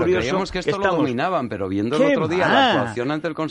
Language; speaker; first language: Spanish; native; Spanish